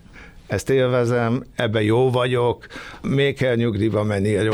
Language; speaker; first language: Hungarian; early bilingual, other home language; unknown